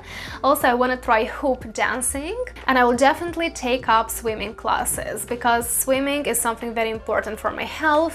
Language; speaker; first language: English; non-native, fluent; Russian